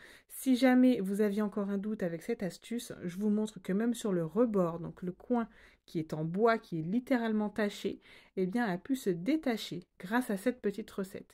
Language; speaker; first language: French; native; French